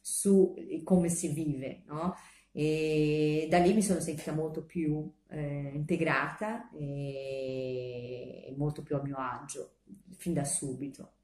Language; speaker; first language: Italian; non-native, fluent; Portuguese